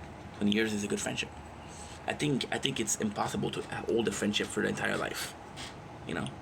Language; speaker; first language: English; non-native, local second language; French